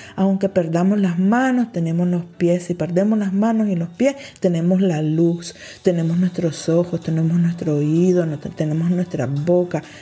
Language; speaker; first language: Spanish; early bilingual, heritage; Spanish